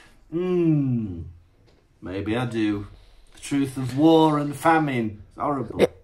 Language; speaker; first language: English; native; English